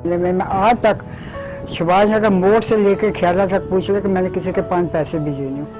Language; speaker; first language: Hindi; early bilingual, other home language; Punjabi